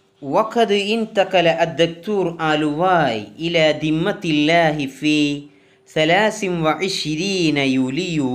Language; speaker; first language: Arabic; non-native, fluent; Malayalam